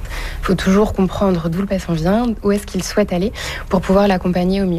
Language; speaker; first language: French; native; French